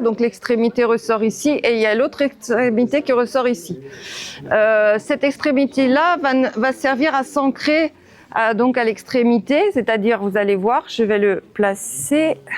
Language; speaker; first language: French; native; French